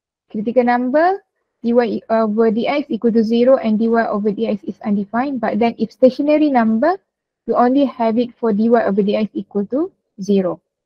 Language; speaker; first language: English; non-native, local second language; Malay